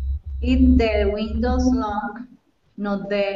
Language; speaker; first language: English; non-native, learner; Spanish